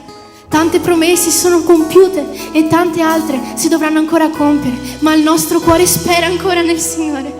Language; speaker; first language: Italian; native; Italian